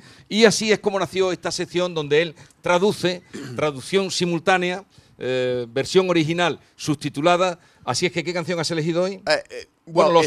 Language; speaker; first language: Spanish; native; Spanish